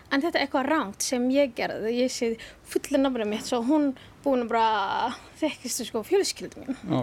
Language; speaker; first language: Icelandic; non-native, learner; Somali